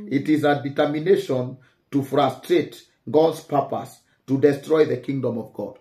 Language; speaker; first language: English; non-native, local second language; Swahili